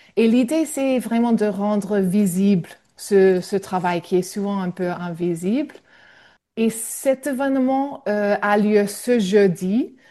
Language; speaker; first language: French; non-native, fluent; English